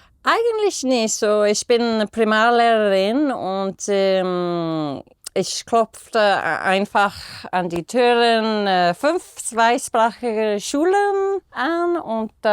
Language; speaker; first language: German; non-native, learner; English